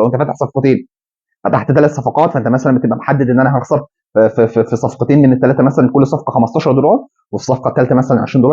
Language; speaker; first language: Arabic; native; Arabic